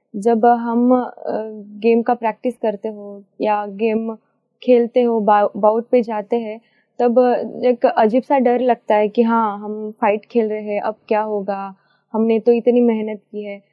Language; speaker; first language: Hindi; non-native, local second language; Marathi